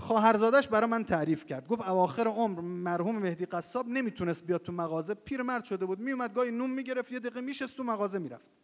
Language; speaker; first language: Persian; native; Persian